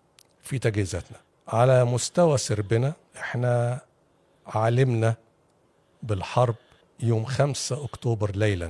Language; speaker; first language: Arabic; native; Arabic